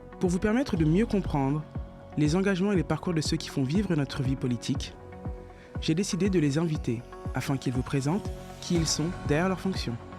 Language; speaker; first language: French; native; French